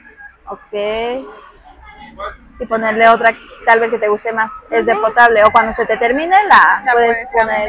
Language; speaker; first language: Spanish; native; Spanish